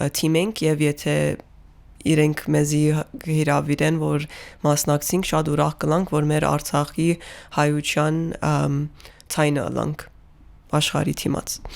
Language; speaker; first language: Armenian; early bilingual, heritage; Armenian